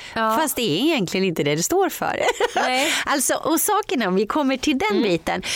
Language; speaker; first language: Swedish; native; Swedish